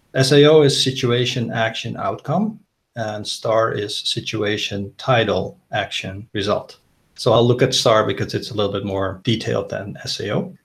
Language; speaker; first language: English; non-native, fluent; Dutch